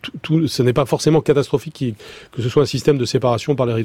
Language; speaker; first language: French; native; French